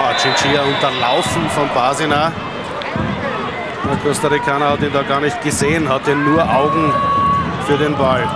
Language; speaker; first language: German; native; German